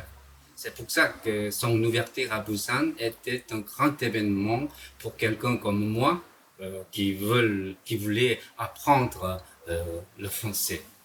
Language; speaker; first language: French; non-native, fluent; Korean